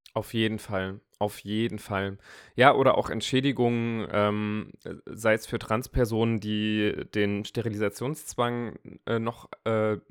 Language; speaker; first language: German; non-native, fluent; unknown